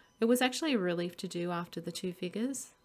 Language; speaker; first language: English; native; English